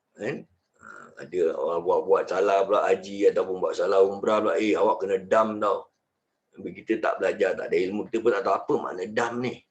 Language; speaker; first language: Malay; native; Malay